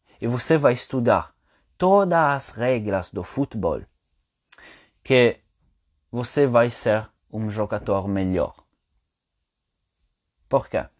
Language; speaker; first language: Portuguese; non-native, fluent; Italian